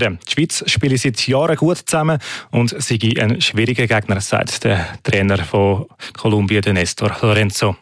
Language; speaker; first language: German; native; German